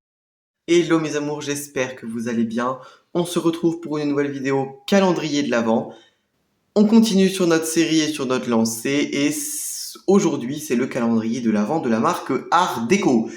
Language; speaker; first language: French; native; French